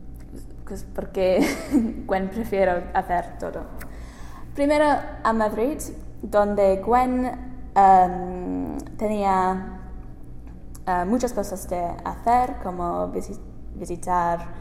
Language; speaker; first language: Spanish; non-native, learner; English